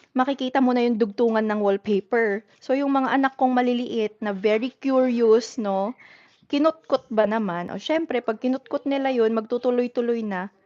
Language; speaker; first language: Filipino; native; Filipino